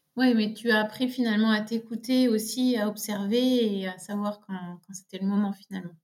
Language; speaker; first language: French; native; French